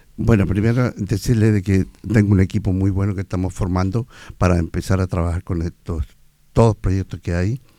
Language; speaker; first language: Spanish; native; Spanish